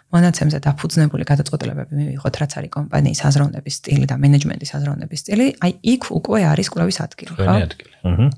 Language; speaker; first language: Georgian; native; Georgian